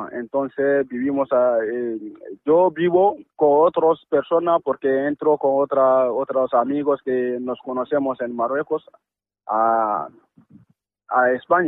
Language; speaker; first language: Spanish; non-native, learner; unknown